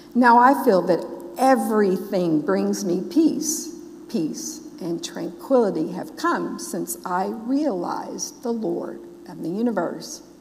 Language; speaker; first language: English; native; English